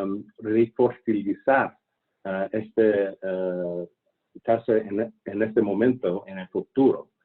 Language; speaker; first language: Spanish; non-native, fluent; English